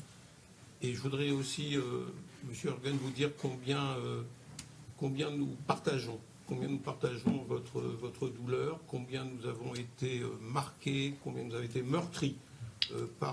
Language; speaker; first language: French; native; French